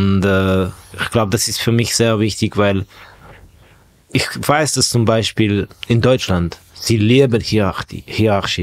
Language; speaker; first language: German; non-native, fluent; Estonian